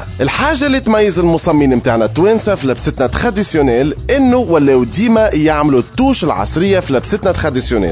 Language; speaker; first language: Arabic; native; Arabic